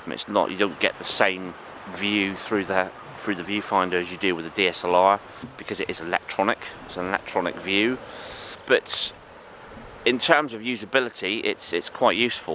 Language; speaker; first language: English; native; English